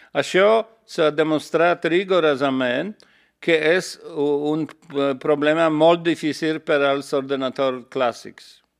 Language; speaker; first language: Catalan; non-native, learner; Polish